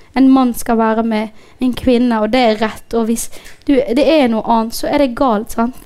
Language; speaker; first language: Norwegian; non-native, fluent; Somali